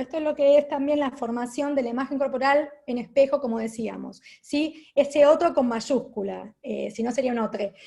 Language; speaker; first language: Spanish; native; Spanish